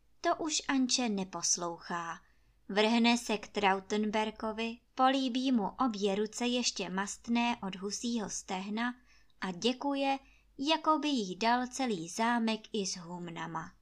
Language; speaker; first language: Czech; native; Czech